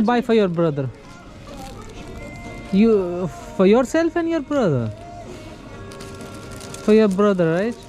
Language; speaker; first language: English; non-native, learner; Hindi